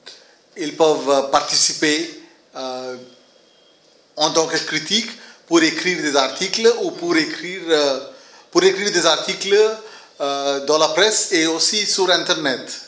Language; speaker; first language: French; non-native, fluent; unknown